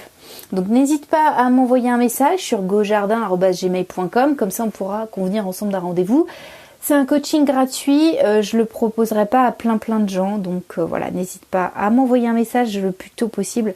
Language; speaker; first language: French; native; French